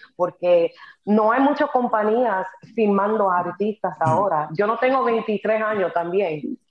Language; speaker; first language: Spanish; early bilingual, heritage; Spanish